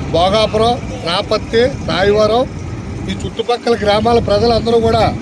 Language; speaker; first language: Telugu; native; Telugu